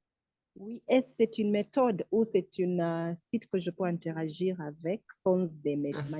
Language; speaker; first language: French; non-native, fluent; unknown